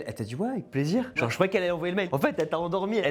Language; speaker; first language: French; native; French